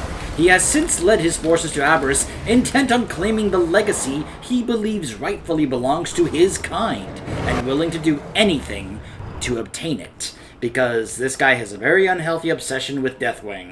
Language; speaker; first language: English; native; English